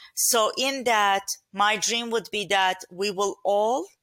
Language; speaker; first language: English; non-native, fluent; Turkish